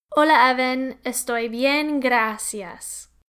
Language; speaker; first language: Spanish; non-native, learner; English